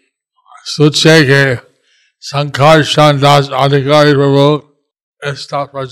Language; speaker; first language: Spanish; non-native, learner; English